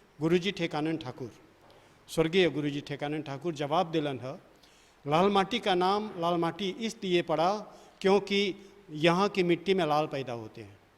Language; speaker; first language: Bhojpuri; native; Bhojpuri